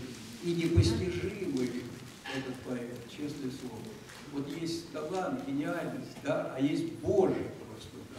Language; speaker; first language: Russian; native; Russian